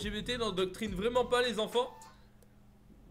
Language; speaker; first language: French; native; French